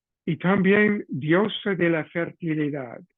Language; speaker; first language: Spanish; non-native, fluent; English